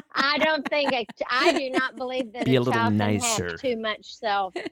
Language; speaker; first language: English; native; English